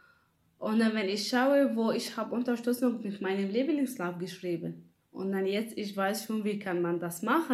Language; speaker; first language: German; non-native, learner; Arabic